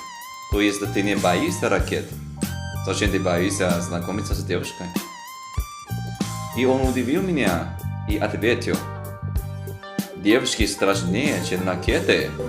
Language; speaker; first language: Russian; non-native, fluent; Chinese